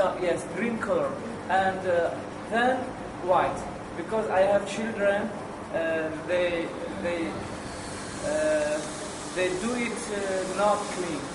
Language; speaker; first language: English; non-native, learner; Arabic